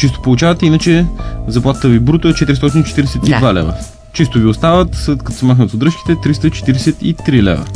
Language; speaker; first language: Bulgarian; native; Bulgarian